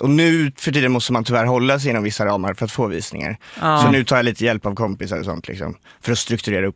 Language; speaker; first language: Swedish; native; Swedish